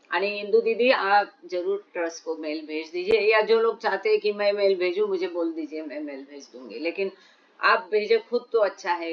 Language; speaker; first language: Hindi; non-native, local second language; Marathi